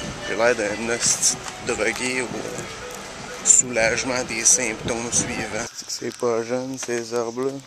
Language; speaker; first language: French; native; French